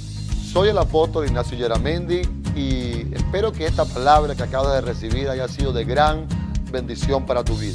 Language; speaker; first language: Spanish; native; Spanish